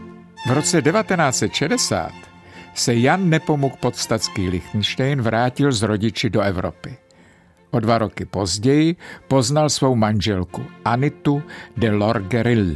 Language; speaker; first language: Czech; native; Czech